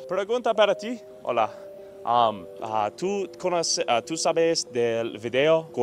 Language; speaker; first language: Spanish; non-native, learner; English